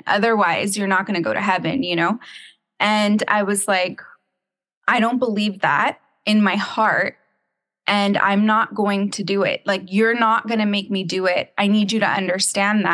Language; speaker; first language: English; native; English